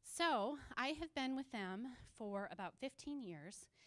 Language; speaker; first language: English; native; English